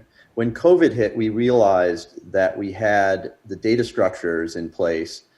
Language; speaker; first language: English; native; English